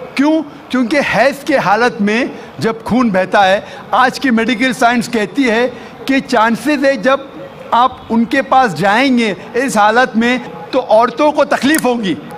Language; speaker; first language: Urdu; non-native, local second language; Konkani